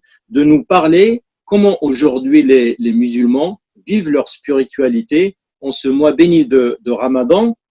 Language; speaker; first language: French; native; French